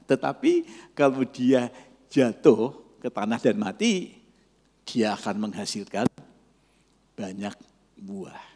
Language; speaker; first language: Indonesian; non-native, fluent; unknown